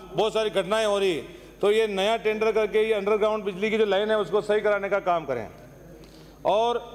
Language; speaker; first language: Hindi; native; Hindi